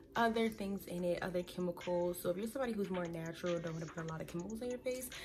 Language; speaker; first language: English; native; English